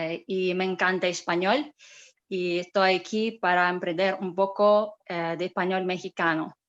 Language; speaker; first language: Spanish; non-native, learner; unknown